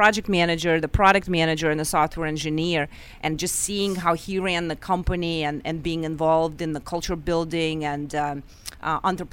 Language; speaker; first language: English; non-native, fluent; Russian